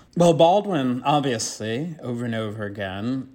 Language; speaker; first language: English; native; English